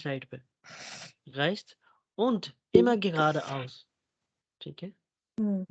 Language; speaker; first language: German; non-native, learner; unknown